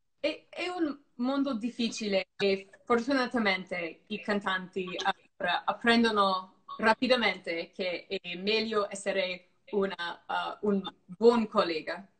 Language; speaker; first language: Italian; non-native, learner; English